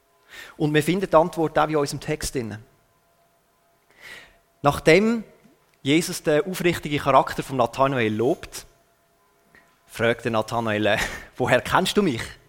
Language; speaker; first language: German; native; German